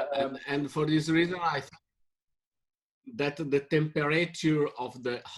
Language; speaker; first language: English; non-native, fluent; Italian